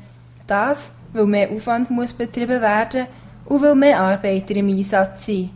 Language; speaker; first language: German; native; German